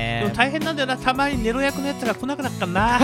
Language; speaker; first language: Japanese; native; Japanese